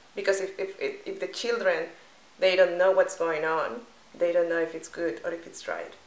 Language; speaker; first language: English; non-native, fluent; Spanish